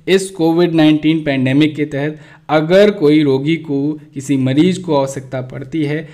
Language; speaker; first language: Hindi; native; Hindi